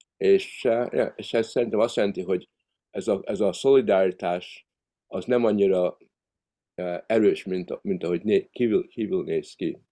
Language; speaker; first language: Hungarian; early bilingual, heritage; Hungarian